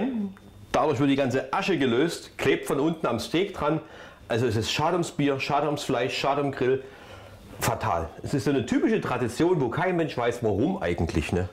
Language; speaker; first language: German; native; German